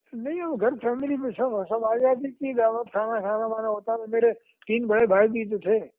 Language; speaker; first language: Hindi; native; Hindi